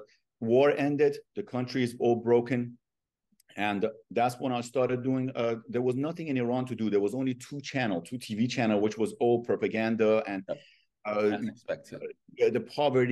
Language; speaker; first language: English; non-native, fluent; Persian